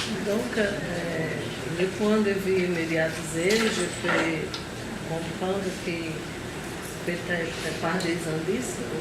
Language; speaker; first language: French; non-native, fluent; Portuguese